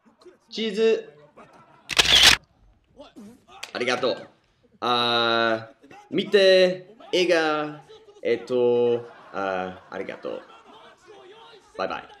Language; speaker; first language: Japanese; non-native, learner; English